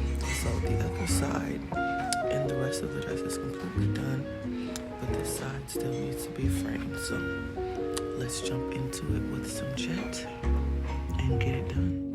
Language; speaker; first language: English; native; English